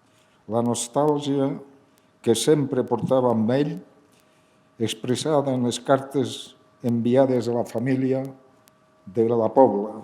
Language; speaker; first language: Catalan; early bilingual, heritage; Catalan